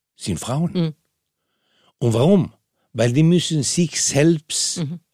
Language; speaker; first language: German; non-native, fluent; Spanish